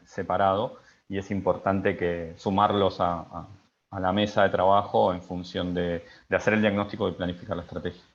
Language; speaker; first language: Spanish; native; Spanish